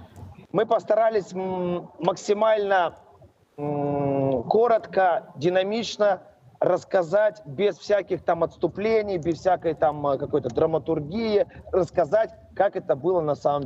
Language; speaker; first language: Russian; native; Russian